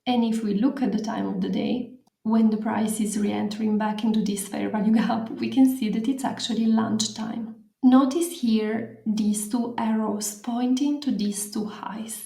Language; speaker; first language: English; non-native, fluent; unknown